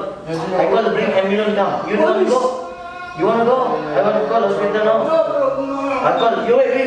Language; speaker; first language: English; non-native, learner; Malay